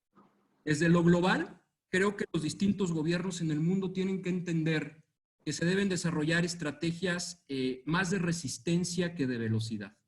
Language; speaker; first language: Spanish; native; Spanish